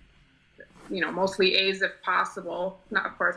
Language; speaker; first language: English; native; English